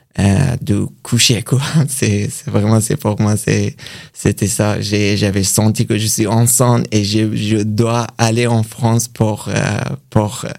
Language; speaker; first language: French; non-native, learner; Persian